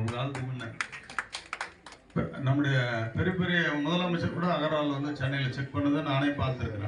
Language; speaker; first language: Tamil; native; Tamil